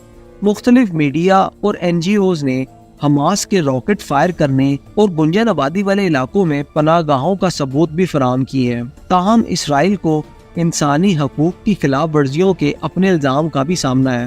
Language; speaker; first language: Urdu; native; Urdu